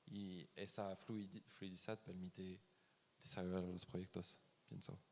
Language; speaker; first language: Spanish; non-native, fluent; French